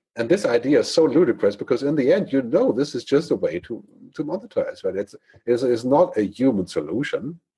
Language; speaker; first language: English; non-native, fluent; German